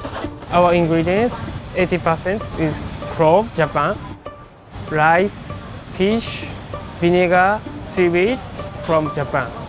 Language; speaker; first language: English; non-native, learner; Japanese